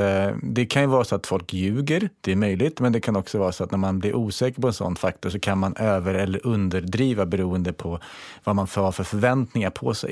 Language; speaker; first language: Swedish; native; Swedish